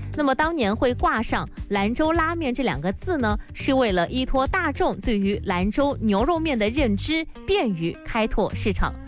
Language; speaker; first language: Chinese; non-native, local second language; Hakka Chinese